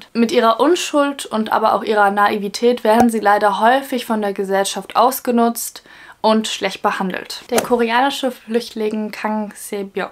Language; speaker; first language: German; native; German